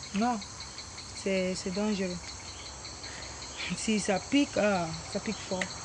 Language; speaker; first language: French; non-native, local second language; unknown